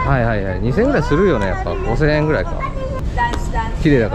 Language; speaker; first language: Japanese; native; Japanese